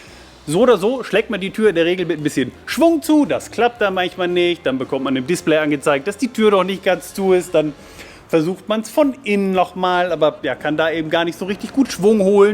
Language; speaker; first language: German; native; German